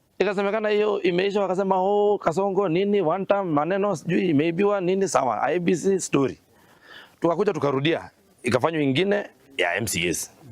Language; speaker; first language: Swahili; non-native, local second language; Luo (Kenya and Tanzania)